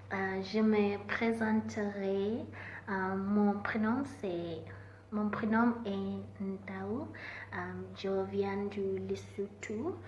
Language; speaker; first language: French; non-native, learner; Southern Sotho